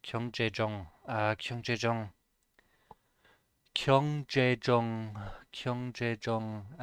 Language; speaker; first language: Korean; non-native, learner; German